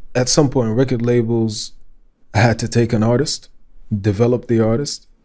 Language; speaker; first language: English; non-native, fluent; Arabic